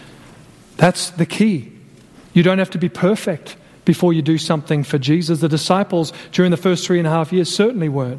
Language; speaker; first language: English; native; English